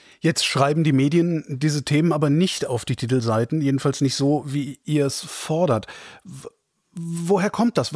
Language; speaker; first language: German; native; German